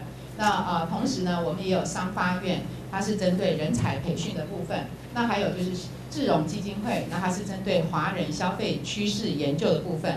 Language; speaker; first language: Chinese; native; Chinese